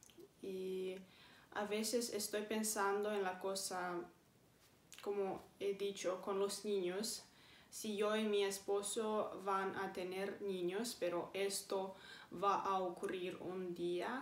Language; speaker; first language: Spanish; non-native, fluent; Romanian